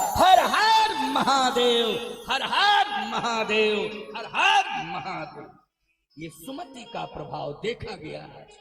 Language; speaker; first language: Hindi; native; Hindi